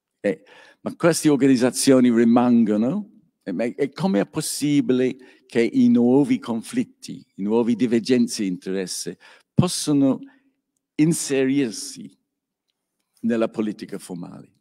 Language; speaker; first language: Italian; non-native, learner; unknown